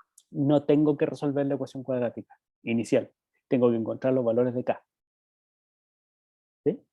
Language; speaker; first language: Spanish; native; Spanish